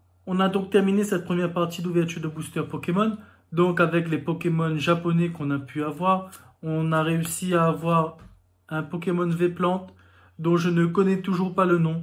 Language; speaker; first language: French; native; French